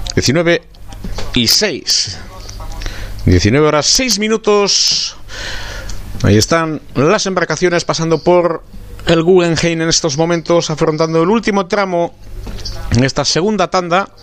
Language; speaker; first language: Spanish; native; Spanish